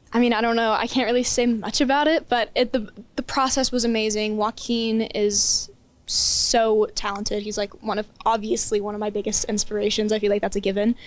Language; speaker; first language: English; native; English